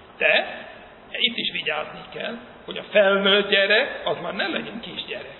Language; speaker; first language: Hungarian; early bilingual, heritage; Hungarian